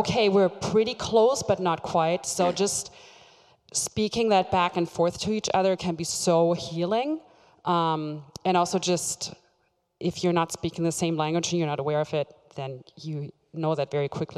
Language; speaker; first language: English; non-native, fluent; German